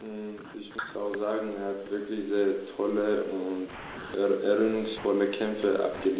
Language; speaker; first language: German; early bilingual, other home language; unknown